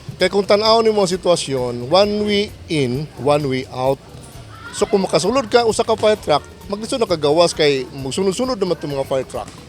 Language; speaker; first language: Cebuano; native; Cebuano